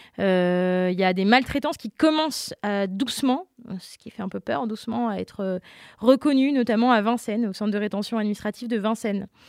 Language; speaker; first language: French; native; French